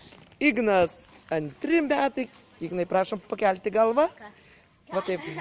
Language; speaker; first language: Lithuanian; native; Lithuanian